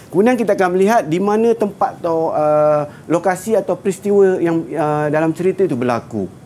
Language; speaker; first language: Malay; native; Malay